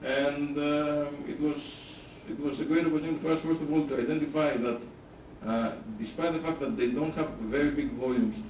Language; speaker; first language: English; non-native, fluent; Greek